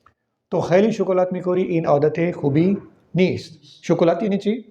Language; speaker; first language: Persian; non-native, fluent; Urdu